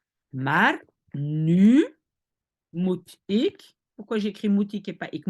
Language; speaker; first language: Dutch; non-native, fluent; French